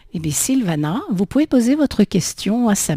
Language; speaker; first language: French; native; French